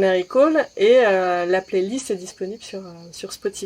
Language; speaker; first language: French; native; French